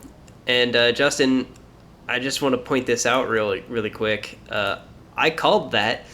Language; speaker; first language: English; native; English